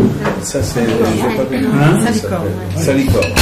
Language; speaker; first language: French; non-native, fluent; Italian